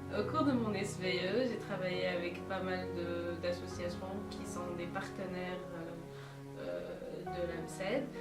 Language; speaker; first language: French; non-native, local second language; Arabic